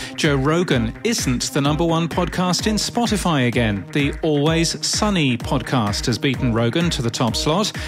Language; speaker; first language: English; native; English